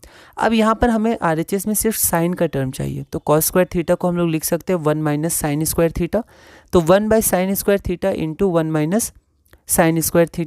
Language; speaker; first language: Hindi; native; Hindi